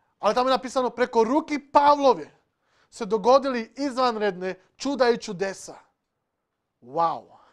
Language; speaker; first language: Serbian; non-native, local second language; Slovak